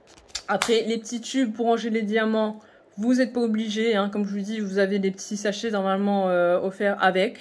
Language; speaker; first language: French; native; French